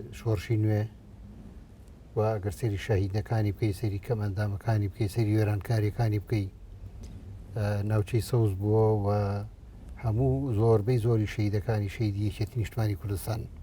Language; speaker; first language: Central Kurdish; native; Central Kurdish